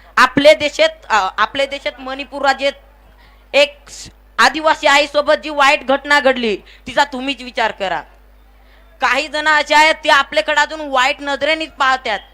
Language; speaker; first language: Marathi; non-native, local second language; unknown